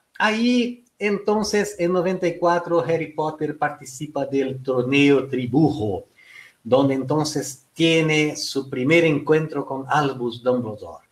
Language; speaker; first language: Spanish; non-native, fluent; Portuguese